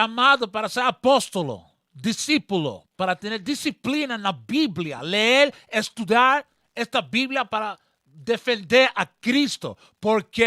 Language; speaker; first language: Portuguese; non-native, learner; Spanish